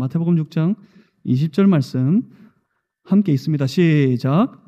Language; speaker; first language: Korean; native; Korean